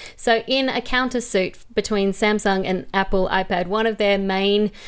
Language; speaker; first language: English; native; English